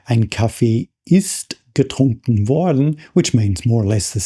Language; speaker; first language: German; non-native, fluent; English